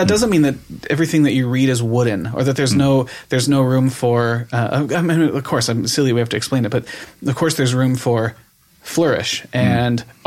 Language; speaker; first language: English; native; English